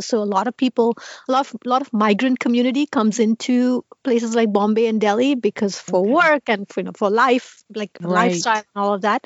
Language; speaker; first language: English; non-native, local second language; Tamil